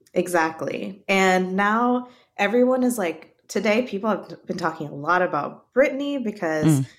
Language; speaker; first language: English; native; English